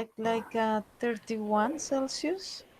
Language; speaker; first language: English; non-native, fluent; Spanish